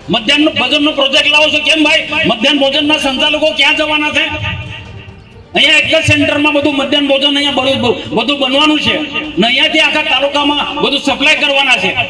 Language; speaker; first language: Gujarati; non-native, local second language; Vasavi